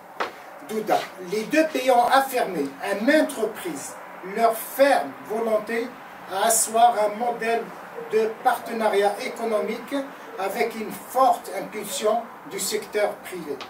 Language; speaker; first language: French; non-native, local second language; Arabic